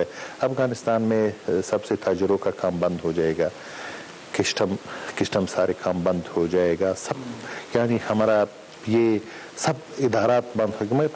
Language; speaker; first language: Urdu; non-native, learner; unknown